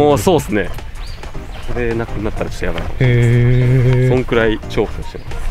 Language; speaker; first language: Japanese; native; Japanese